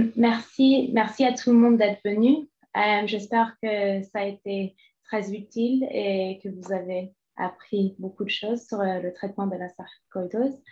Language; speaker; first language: French; non-native, fluent; English